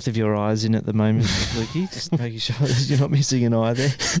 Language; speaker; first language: English; native; English